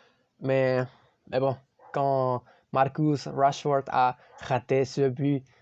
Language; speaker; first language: French; non-native, learner; Spanish